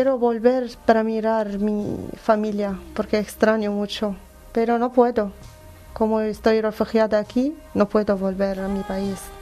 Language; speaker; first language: Spanish; non-native, learner; Arabic